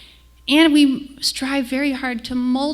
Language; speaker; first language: English; native; English